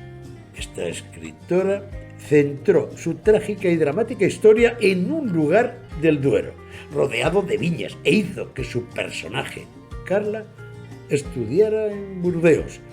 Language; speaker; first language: Spanish; native; Spanish